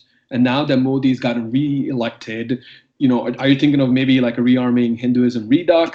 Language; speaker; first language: English; non-native, local second language; Hindi